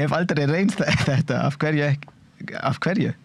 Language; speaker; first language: Icelandic; non-native, fluent; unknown